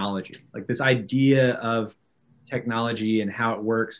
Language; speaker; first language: English; native; English